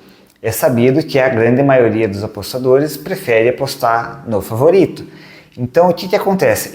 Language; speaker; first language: Portuguese; native; Portuguese